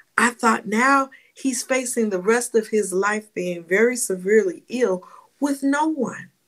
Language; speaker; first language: English; native; English